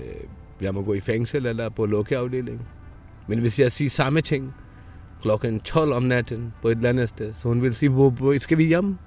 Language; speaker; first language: Danish; non-native, fluent; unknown